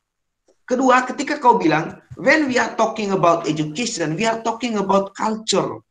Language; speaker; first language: English; non-native, learner; Indonesian